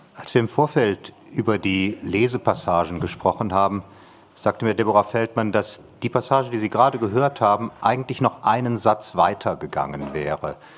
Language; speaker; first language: German; native; German